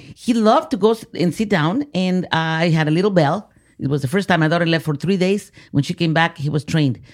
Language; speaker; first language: English; early bilingual, other home language; Spanish